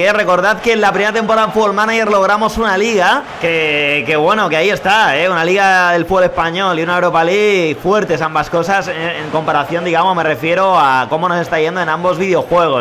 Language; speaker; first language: Spanish; native; Spanish